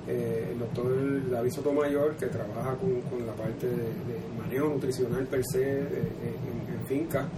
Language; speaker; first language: Spanish; native; Spanish